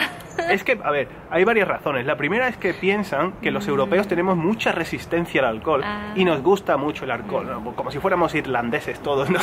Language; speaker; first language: Spanish; native; Spanish